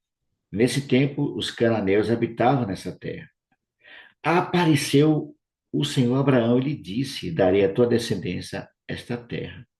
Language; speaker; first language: Portuguese; native; Portuguese